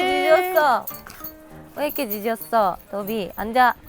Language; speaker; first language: Korean; non-native, fluent; Japanese